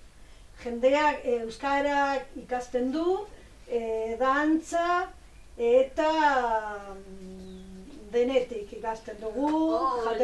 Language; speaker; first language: Basque; non-native, learner; Spanish